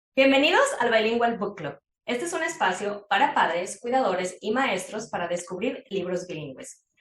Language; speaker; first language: Spanish; native; Spanish